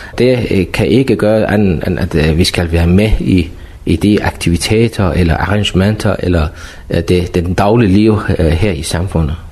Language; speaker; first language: Danish; non-native, fluent; Persian